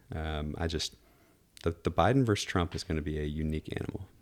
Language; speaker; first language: English; native; English